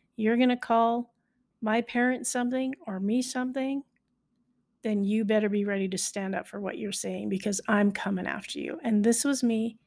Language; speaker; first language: English; native; English